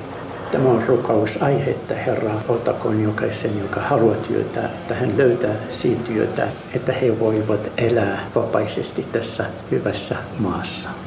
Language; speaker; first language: Finnish; non-native, learner; Arabic